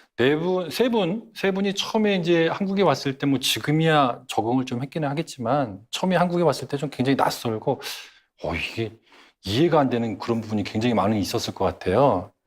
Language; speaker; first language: Korean; native; Korean